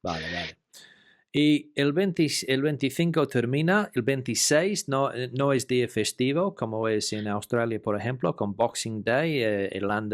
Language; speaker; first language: Spanish; non-native, fluent; English